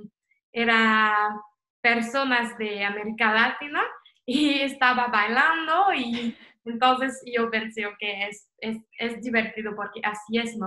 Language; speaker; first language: Spanish; non-native, fluent; French